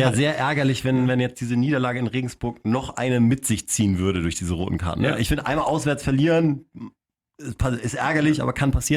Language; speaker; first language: German; native; German